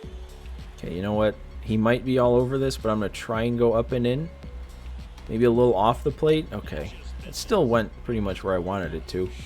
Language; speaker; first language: English; native; English